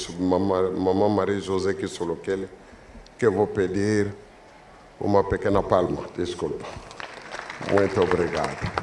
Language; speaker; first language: Portuguese; non-native, learner; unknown